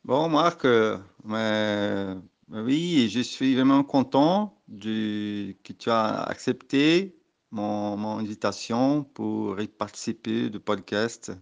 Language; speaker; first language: French; non-native, learner; Portuguese